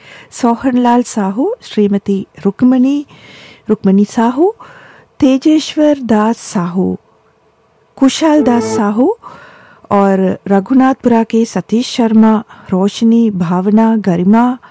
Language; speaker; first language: Hindi; non-native, fluent; Sinhala